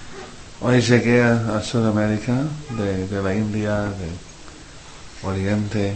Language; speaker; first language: Spanish; non-native, fluent; English